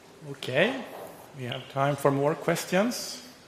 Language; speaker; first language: English; non-native, fluent; Swedish